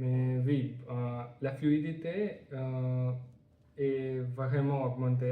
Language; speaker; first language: French; non-native, learner; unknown